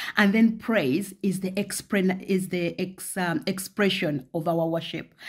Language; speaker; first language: English; non-native, local second language; Ganda